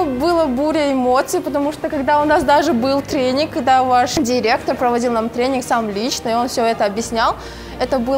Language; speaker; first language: Russian; non-native, local second language; Uzbek